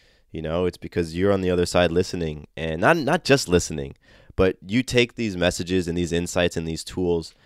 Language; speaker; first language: English; native; English